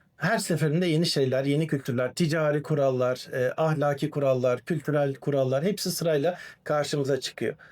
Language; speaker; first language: Turkish; native; Turkish